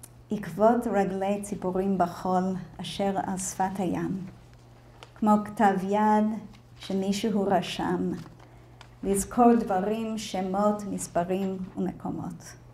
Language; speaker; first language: Hebrew; non-native, fluent; English